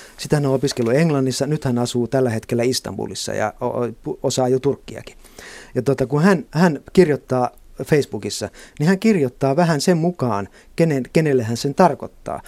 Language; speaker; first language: Finnish; native; Finnish